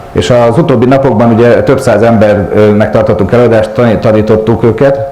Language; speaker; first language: Hungarian; native; Hungarian